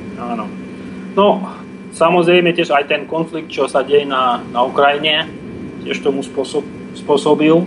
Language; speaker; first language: Slovak; non-native, fluent; Russian